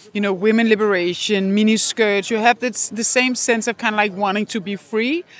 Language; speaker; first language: English; non-native, fluent; Danish